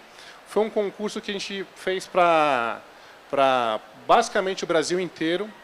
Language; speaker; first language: Portuguese; native; Portuguese